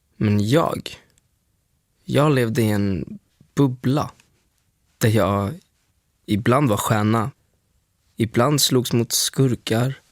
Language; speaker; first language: Swedish; early bilingual, other home language; Spanish